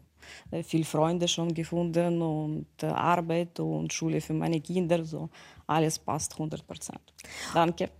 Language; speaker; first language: German; non-native, learner; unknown